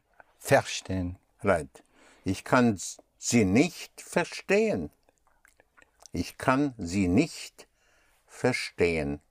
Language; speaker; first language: German; non-native, fluent; English